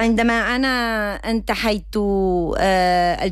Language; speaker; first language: Arabic; non-native, learner; Spanish